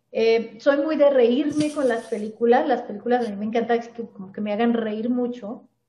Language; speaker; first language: Spanish; native; Spanish